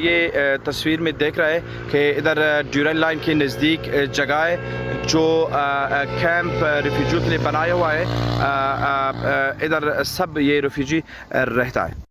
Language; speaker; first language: Hindi; non-native, fluent; Pashto